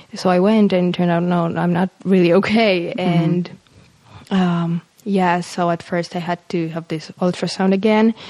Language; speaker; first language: English; non-native, fluent; Polish